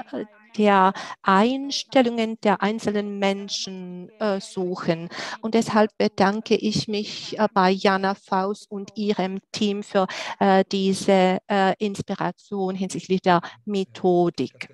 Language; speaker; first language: German; non-native, fluent; Czech